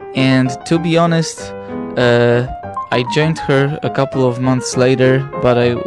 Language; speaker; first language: English; non-native, fluent; Polish